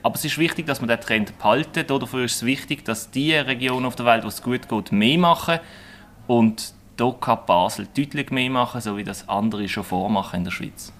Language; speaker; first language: German; native; German